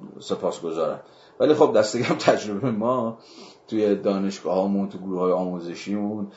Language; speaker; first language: Persian; native; Persian